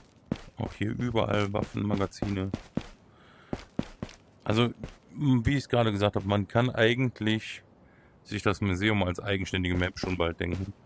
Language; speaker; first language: German; native; German